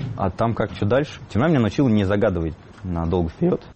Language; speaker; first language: Russian; native; Russian